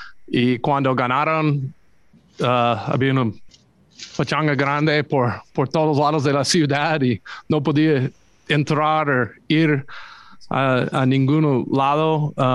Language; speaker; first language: Spanish; non-native, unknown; English